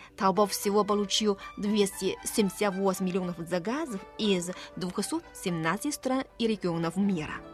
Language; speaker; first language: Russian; non-native, fluent; Chinese